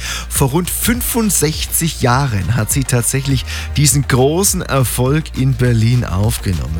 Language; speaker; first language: German; native; German